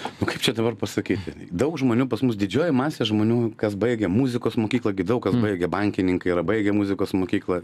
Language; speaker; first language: Lithuanian; native; Lithuanian